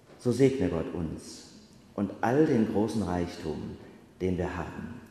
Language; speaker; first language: German; native; German